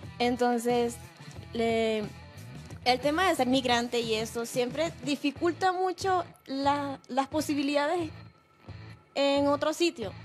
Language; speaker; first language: Spanish; native; Spanish